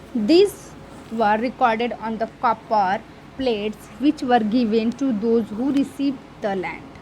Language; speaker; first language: English; non-native, local second language; Hindi